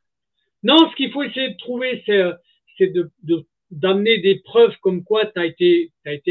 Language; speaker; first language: French; native; French